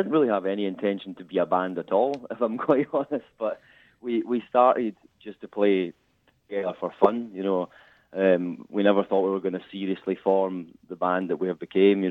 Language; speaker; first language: English; native; English